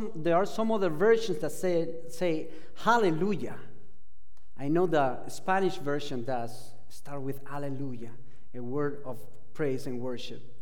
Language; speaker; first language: English; non-native, fluent; Spanish